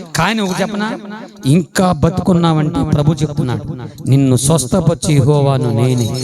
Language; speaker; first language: Telugu; non-native, local second language; Lambadi